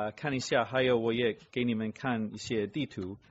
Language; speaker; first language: Chinese; non-native, fluent; English